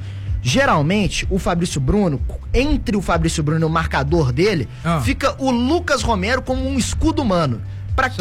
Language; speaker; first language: Portuguese; native; Portuguese